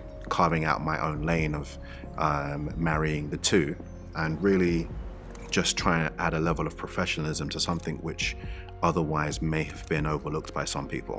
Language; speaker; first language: English; native; English